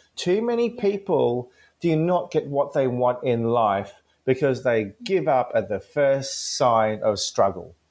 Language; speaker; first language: English; early bilingual, other home language; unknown